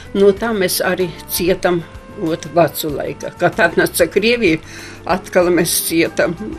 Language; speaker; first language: Latvian; non-native, local second language; Polish